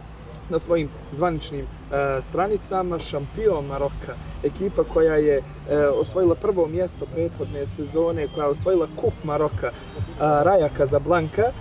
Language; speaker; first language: Serbian; native; Serbian